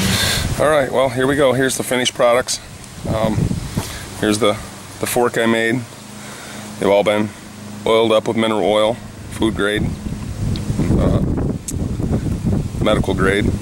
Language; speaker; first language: English; native; English